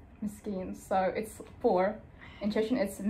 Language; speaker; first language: English; non-native, fluent; Chechen